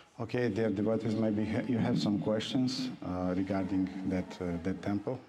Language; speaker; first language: English; non-native, fluent; Romanian